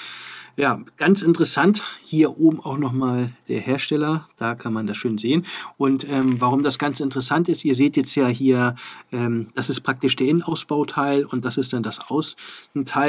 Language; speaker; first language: German; native; German